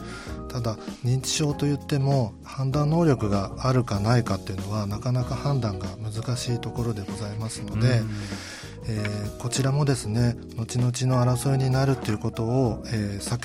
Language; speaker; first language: Japanese; native; Japanese